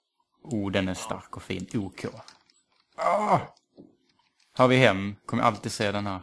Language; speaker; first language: Swedish; native; Swedish